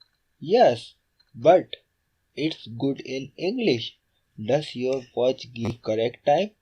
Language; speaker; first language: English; non-native, learner; Urdu